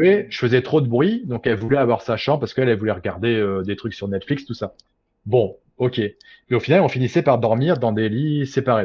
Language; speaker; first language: French; native; French